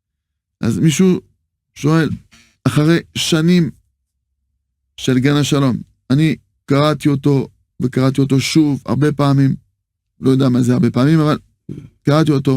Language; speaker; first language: Hebrew; non-native, fluent; French